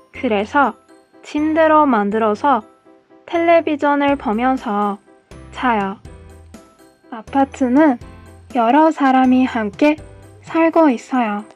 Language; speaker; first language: Korean; non-native, learner; Persian